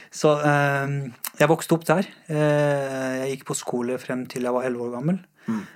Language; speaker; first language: Norwegian; non-native, fluent; Persian